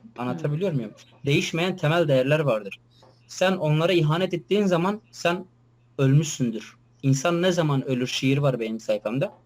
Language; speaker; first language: Turkish; non-native, local second language; Kurdish